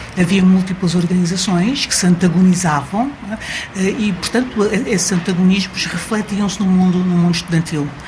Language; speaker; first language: Portuguese; native; Portuguese